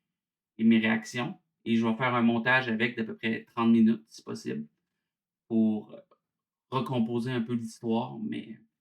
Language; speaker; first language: French; native; French